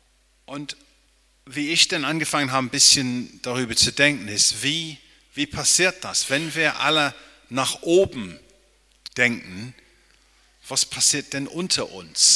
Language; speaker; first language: German; non-native, fluent; English